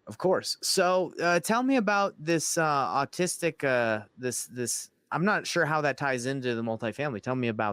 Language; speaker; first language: English; native; English